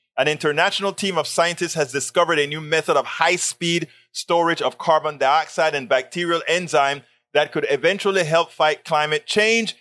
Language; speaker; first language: English; non-native, fluent; Spanish